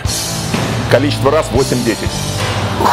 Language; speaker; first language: Russian; native; Russian